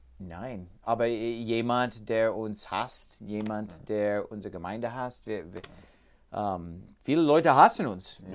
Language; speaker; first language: German; non-native, learner; English